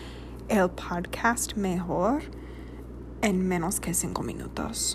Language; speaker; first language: Spanish; non-native, learner; English